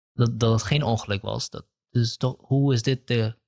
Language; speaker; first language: Dutch; early bilingual, other home language; Kurdish